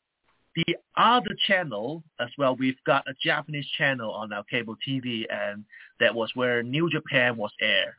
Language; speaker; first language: English; non-native, local second language; Chinese